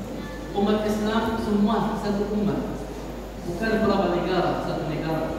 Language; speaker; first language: Indonesian; non-native, learner; Arabic